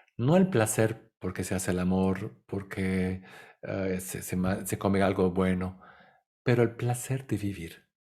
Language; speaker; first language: Spanish; non-native, fluent; Italian